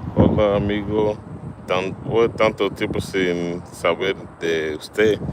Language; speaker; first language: Spanish; early bilingual, heritage; Spanish